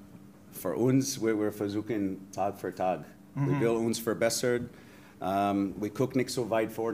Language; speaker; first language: German; non-native, fluent; English